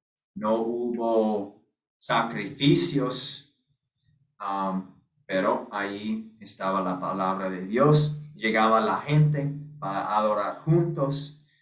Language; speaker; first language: Spanish; non-native, fluent; English